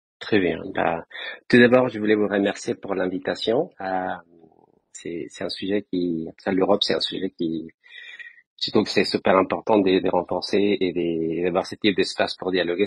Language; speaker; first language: French; non-native, fluent; Spanish